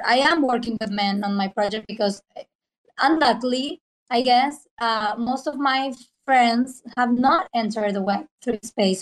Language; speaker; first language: English; non-native, fluent; Spanish